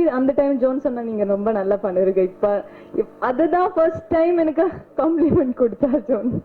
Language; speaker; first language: Tamil; non-native, learner; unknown